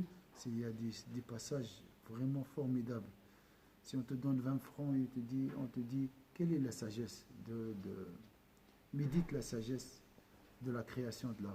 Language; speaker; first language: French; non-native, local second language; Arabic